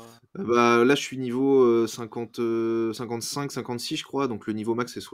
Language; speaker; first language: French; native; French